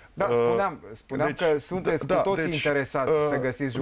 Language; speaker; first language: Romanian; native; Romanian